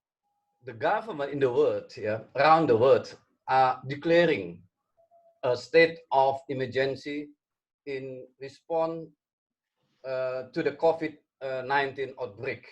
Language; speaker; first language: English; non-native, learner; Indonesian